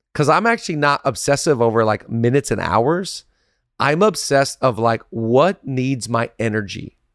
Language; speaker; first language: English; native; English